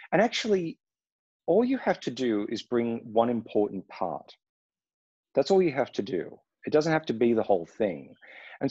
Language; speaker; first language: English; native; English